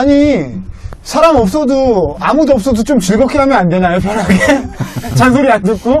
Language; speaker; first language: Korean; native; Korean